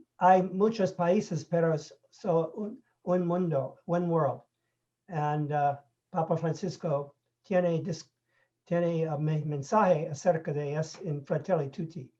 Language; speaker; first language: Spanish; non-native, learner; English